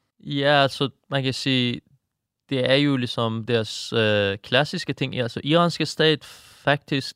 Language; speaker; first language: Danish; non-native, fluent; Persian